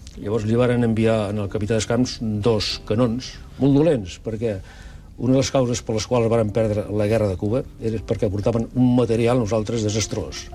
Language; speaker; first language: Catalan; early bilingual, other home language; Basque